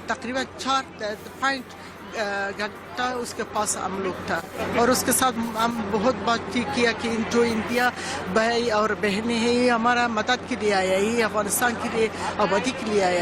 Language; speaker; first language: Hindi; non-native, learner; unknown